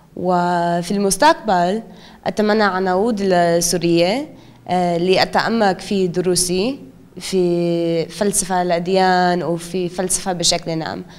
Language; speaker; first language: Arabic; non-native, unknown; English